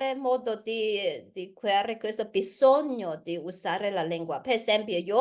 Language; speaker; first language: Italian; non-native, learner; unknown